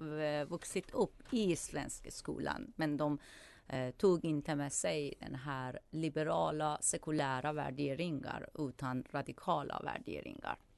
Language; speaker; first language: Swedish; non-native, fluent; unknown